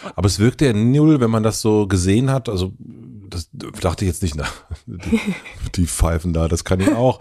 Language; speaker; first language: German; native; German